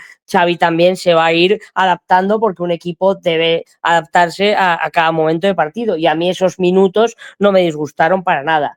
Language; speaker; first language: Spanish; native; Spanish